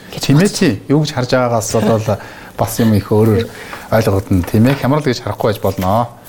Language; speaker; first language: Mongolian; native; Mongolian